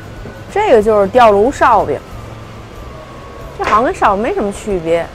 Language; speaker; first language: Chinese; native; Chinese